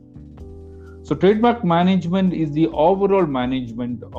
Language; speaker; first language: English; non-native, local second language; Malayalam